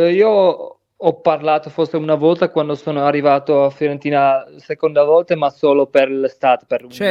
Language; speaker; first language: Italian; non-native, learner; Czech